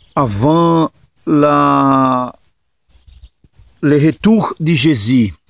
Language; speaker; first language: French; non-native, learner; Portuguese